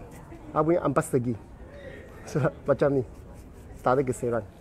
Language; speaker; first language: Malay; non-native, local second language; Cantonese